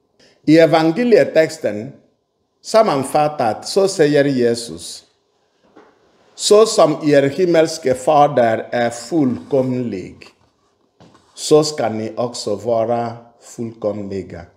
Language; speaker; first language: Swedish; non-native, fluent; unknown